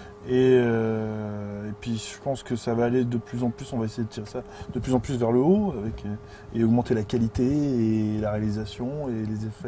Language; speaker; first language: French; native; French